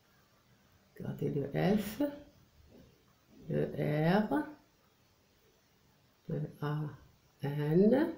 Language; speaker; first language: French; non-native, local second language; Arabic